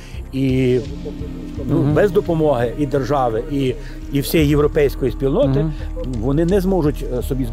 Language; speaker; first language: Ukrainian; native; Ukrainian